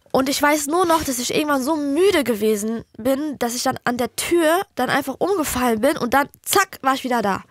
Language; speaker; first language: German; native; German